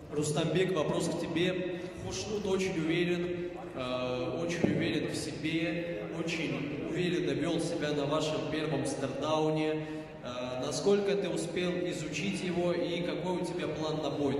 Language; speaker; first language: Russian; native; Russian